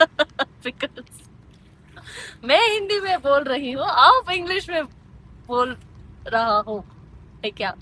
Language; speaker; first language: Hindi; non-native, local second language; Kannada